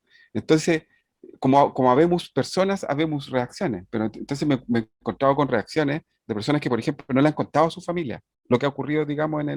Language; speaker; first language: Spanish; native; Spanish